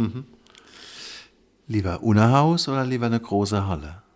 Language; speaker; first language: German; native; German